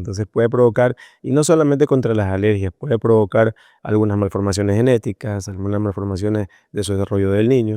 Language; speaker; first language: Spanish; native; Spanish